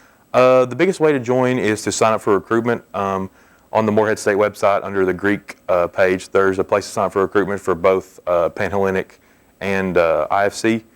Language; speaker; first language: English; native; English